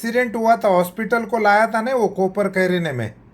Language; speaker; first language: Hindi; non-native, local second language; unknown